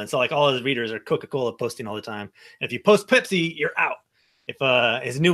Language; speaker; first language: English; native; English